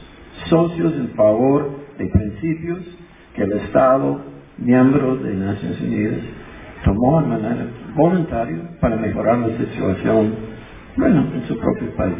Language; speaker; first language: Spanish; non-native, fluent; English